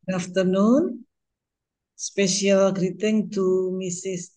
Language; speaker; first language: English; non-native, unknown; Indonesian